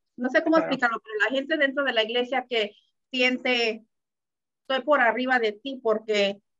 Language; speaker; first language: Spanish; early bilingual, heritage; Spanish